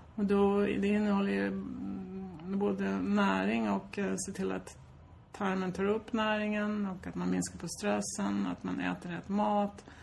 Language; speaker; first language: Swedish; native; Swedish